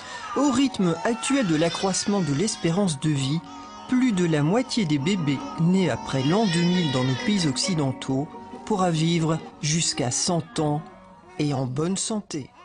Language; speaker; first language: French; native; French